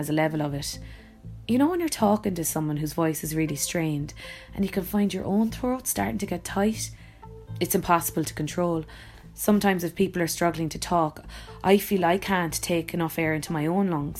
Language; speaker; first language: English; native; English